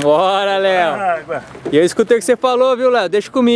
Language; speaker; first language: Portuguese; native; Portuguese